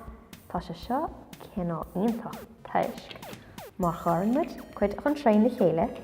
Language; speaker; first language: Irish; non-native, local second language; English